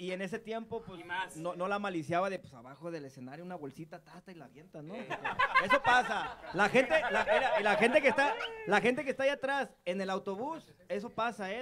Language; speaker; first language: Spanish; native; Spanish